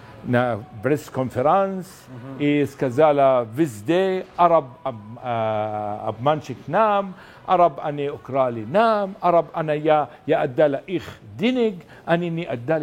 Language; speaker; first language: Russian; non-native, learner; Arabic